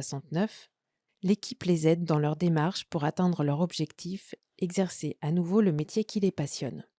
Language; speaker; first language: French; native; French